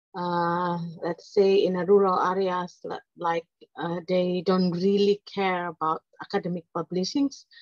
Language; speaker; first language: English; non-native, fluent; Indonesian